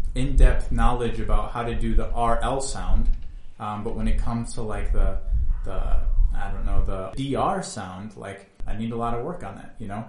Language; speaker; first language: English; native; English